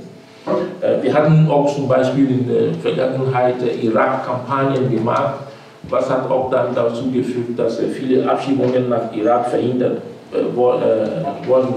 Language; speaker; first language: German; non-native, fluent; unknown